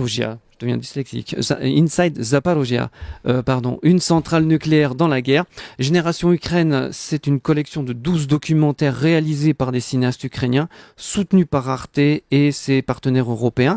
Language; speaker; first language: French; native; French